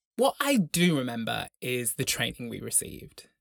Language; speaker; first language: English; native; English